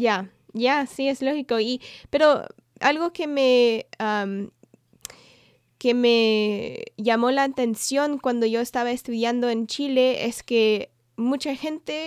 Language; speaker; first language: Spanish; non-native, fluent; English